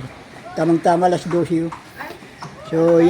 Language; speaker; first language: Filipino; native; Filipino